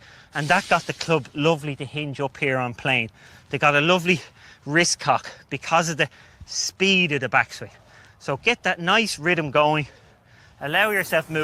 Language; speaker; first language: English; native; English